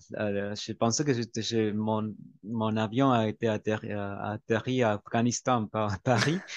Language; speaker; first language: French; non-native, fluent; Spanish